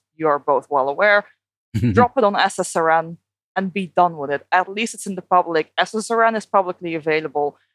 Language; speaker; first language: English; non-native, fluent; Dutch